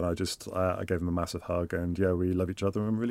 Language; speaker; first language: English; native; English